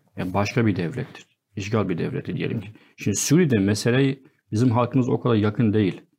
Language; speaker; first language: Turkish; non-native, fluent; Arabic